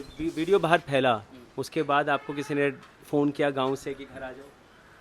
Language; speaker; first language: Hindi; native; Hindi